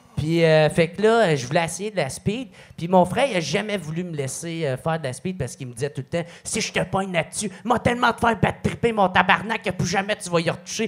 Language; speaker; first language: French; native; French